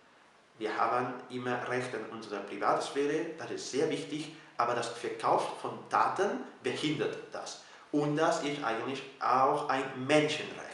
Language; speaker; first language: German; non-native, fluent; Catalan